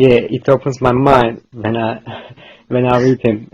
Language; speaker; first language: English; non-native, learner; Turkish